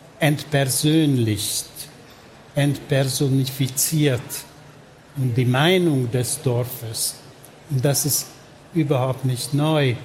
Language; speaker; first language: German; non-native, fluent; Hungarian